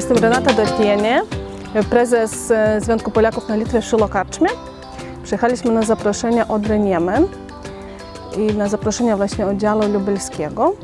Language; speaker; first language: Polish; early bilingual, heritage; Polish